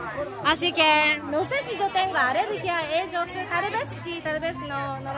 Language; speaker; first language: Spanish; non-native, learner; Japanese